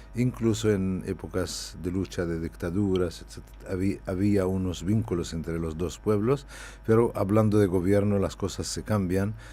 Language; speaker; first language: Spanish; non-native, fluent; Arabic